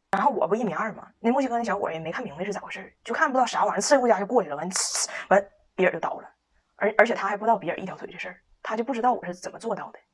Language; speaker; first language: Chinese; native; Chinese